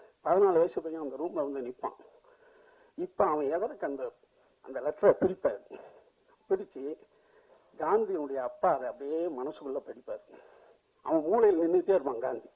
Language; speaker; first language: Tamil; native; Tamil